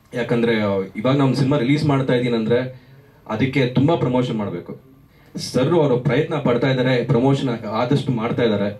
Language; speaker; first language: Kannada; native; Kannada